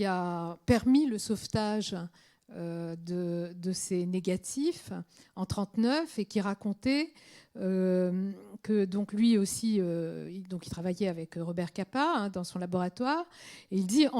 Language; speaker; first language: French; native; French